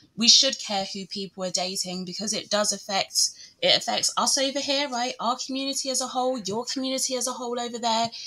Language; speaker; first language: English; early bilingual, other home language; Yoruba